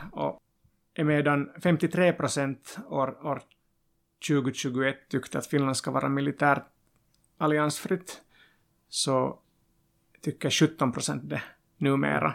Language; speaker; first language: Swedish; non-native, local second language; Finnish